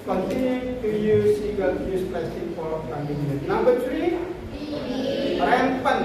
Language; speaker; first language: English; non-native, fluent; Indonesian